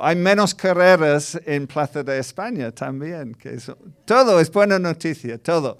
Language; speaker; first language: Spanish; non-native, fluent; English